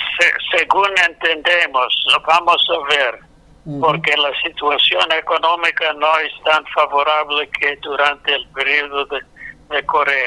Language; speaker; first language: Spanish; non-native, fluent; English